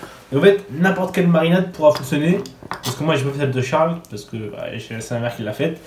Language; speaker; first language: French; native; French